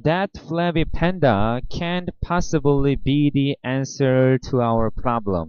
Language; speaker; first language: English; non-native, fluent; Korean